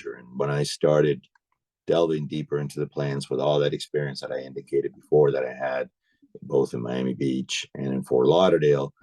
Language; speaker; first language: English; native; English